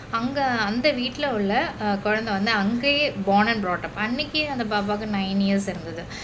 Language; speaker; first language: Tamil; non-native, local second language; Malayalam